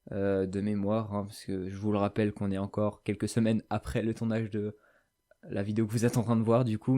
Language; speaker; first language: French; native; French